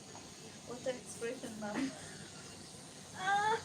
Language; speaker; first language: English; non-native, learner; Nepali